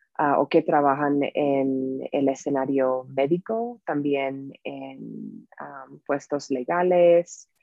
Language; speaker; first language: Spanish; non-native, fluent; English